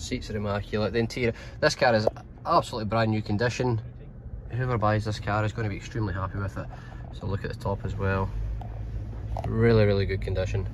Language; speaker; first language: English; native; English